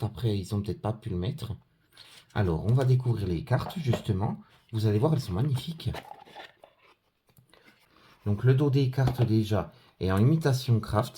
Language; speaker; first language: French; native; French